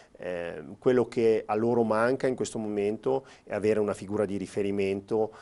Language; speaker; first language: Italian; native; Italian